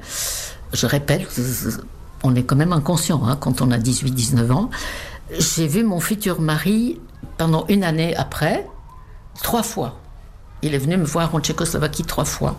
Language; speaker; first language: French; non-native, fluent; Czech